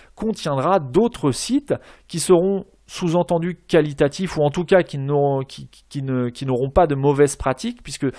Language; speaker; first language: French; native; French